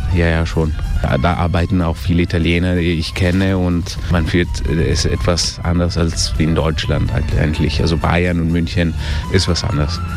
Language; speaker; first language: German; early bilingual, heritage; German